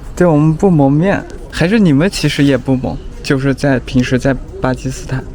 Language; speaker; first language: Chinese; native; Chinese